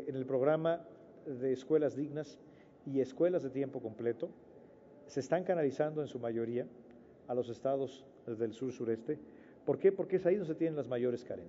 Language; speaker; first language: Spanish; native; Spanish